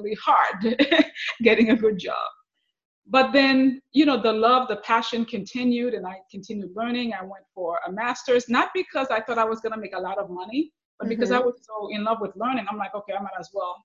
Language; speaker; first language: English; non-native, fluent; Haitian Creole